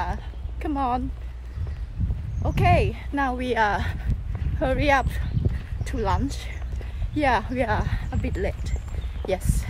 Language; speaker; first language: English; non-native, learner; Thai